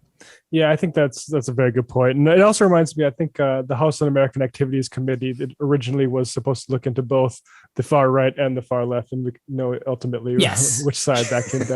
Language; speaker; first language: English; native; English